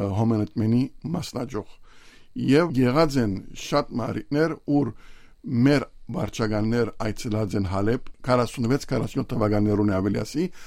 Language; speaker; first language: Armenian; native; Armenian